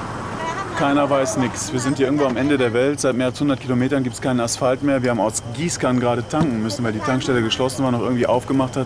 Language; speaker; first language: German; native; German